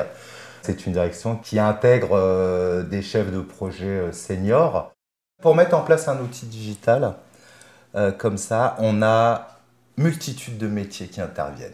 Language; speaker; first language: French; native; French